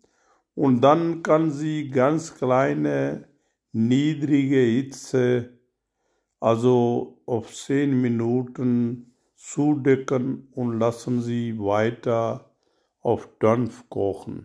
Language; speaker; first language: German; non-native, learner; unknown